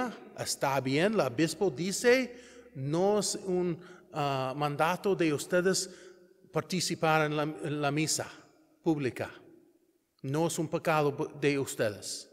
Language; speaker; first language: Spanish; non-native, learner; English